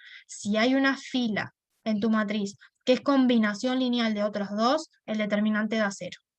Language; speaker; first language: Spanish; native; Spanish